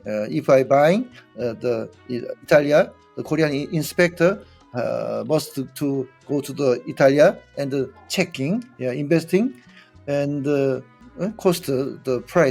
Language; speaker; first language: English; non-native, learner; Korean